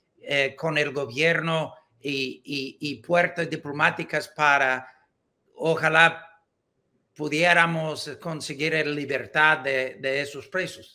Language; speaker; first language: Spanish; non-native, learner; English